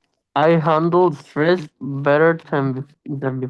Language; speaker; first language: English; non-native, learner; Spanish